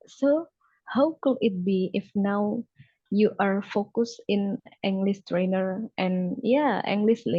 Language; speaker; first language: English; non-native, learner; Indonesian